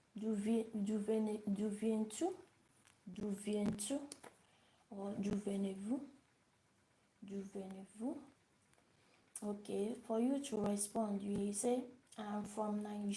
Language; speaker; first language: French; non-native, learner; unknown